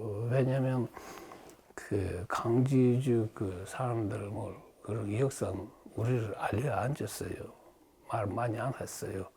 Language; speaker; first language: Korean; early bilingual, heritage; Russian